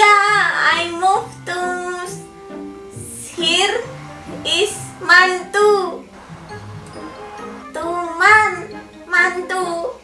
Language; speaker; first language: English; non-native, learner; Javanese